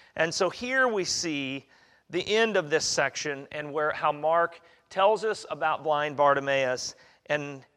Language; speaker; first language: English; native; English